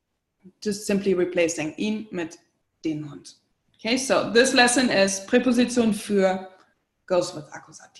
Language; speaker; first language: German; non-native, fluent; English